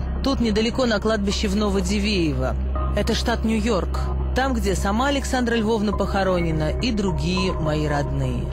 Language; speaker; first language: Russian; native; Russian